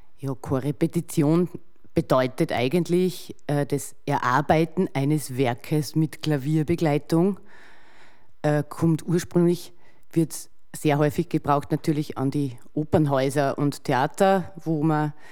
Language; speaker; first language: German; native; German